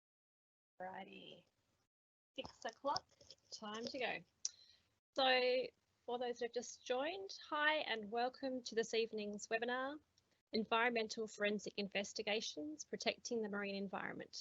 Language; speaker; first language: English; native; English